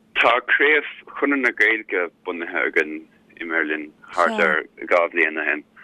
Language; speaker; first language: Irish; non-native, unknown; German